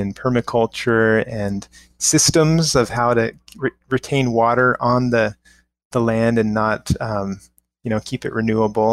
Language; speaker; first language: English; native; English